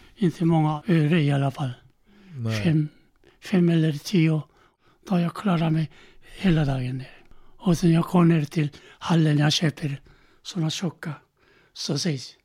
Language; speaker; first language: Swedish; non-native, learner; Korean